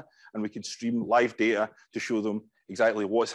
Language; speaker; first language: English; native; English